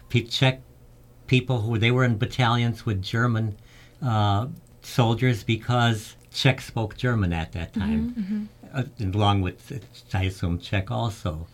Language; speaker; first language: English; early bilingual, other home language; Czech